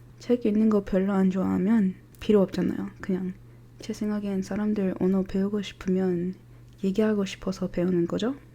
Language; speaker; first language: Korean; non-native, fluent; English